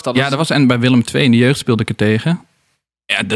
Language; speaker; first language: Dutch; native; Dutch